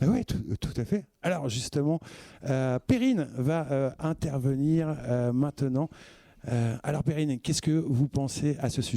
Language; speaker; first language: French; native; French